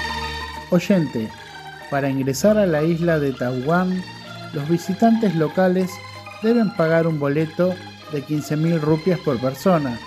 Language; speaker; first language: Spanish; non-native, fluent; Indonesian